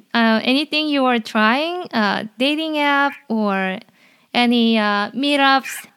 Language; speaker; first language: English; non-native, fluent; Korean